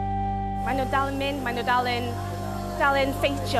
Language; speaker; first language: Welsh; non-native, local second language; English